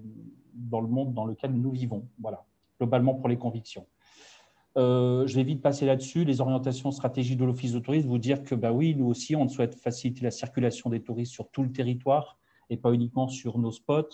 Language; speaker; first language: French; native; French